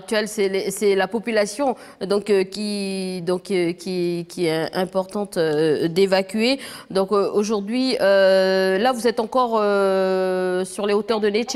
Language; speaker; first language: French; native; French